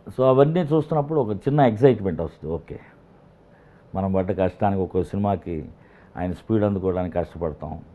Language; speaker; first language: Telugu; native; Telugu